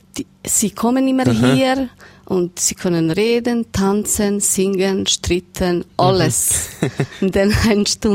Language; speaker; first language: German; non-native, learner; Serbian